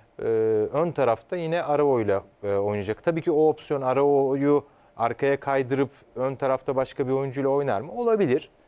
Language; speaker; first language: Turkish; native; Turkish